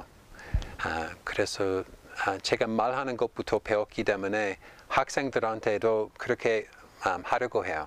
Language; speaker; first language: Korean; non-native, fluent; English